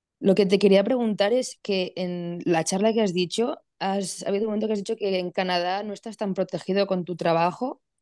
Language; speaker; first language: Spanish; native; Spanish